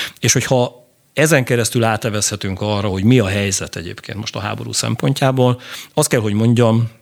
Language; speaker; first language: Hungarian; native; Hungarian